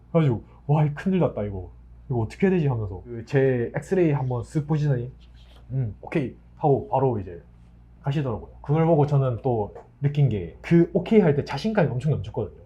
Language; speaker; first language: Korean; native; Korean